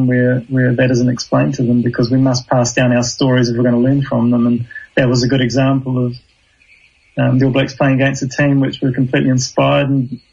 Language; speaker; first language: English; native; English